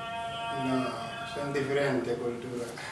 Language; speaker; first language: Spanish; non-native, learner; Wolof